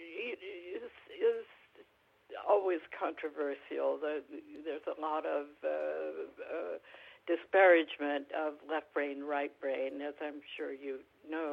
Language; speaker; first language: English; native; English